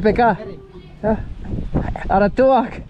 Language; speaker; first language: Indonesian; non-native, learner; English